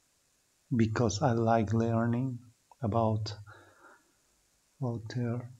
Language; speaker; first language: English; non-native, learner; Spanish